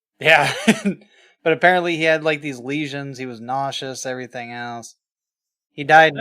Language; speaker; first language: English; native; English